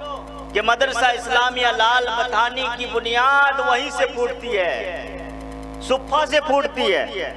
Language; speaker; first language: Urdu; native; Urdu